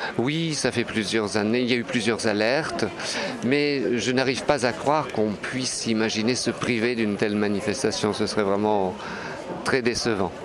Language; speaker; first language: French; native; French